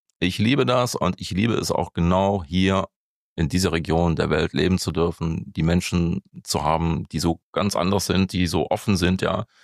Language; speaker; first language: German; native; German